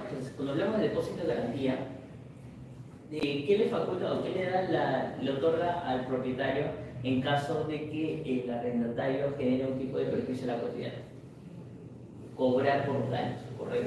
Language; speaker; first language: Spanish; native; Spanish